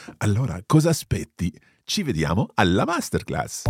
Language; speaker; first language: Italian; non-native, fluent; English